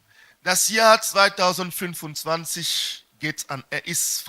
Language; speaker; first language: German; non-native, fluent; French